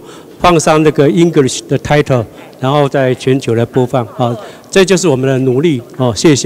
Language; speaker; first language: Chinese; native; Chinese